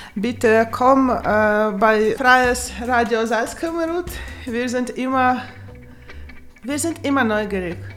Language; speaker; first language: German; non-native, learner; Ukrainian